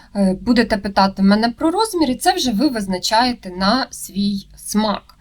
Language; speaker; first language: Ukrainian; native; Ukrainian